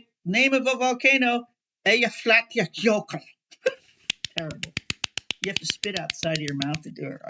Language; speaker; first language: English; native; English